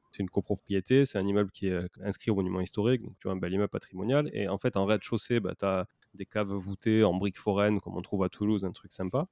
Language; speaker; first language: French; native; French